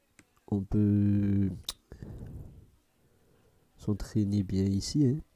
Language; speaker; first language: French; non-native, fluent; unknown